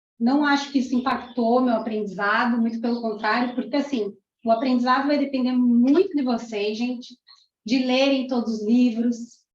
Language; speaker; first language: Portuguese; early bilingual, other home language; Spanish